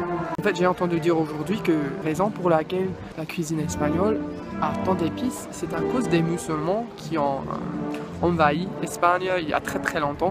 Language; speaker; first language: French; non-native, fluent; English